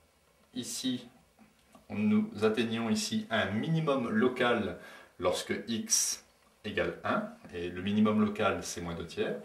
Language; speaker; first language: French; native; French